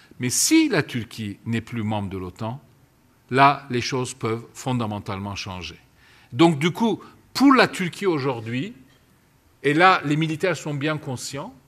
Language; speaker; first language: French; non-native, fluent; Turkish